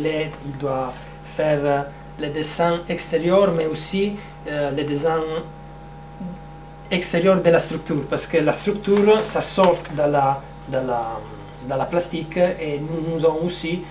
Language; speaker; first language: French; non-native, fluent; Italian